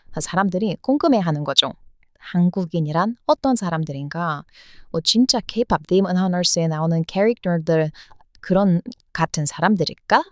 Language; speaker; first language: Korean; non-native, fluent; English